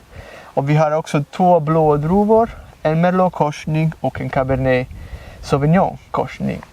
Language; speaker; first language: Swedish; non-native, fluent; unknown